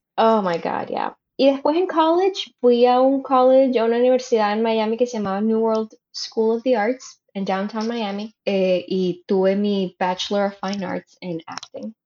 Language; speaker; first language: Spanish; native; Spanish